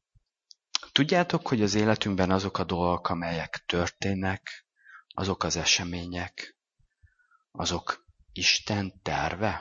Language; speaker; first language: Hungarian; native; Hungarian